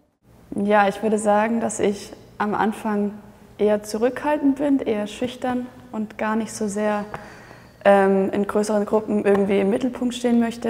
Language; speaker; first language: German; native; German